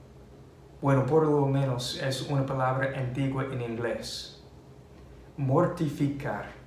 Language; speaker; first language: Spanish; non-native, fluent; English